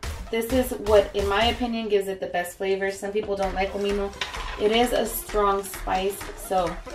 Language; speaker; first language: English; early bilingual, other home language; Spanish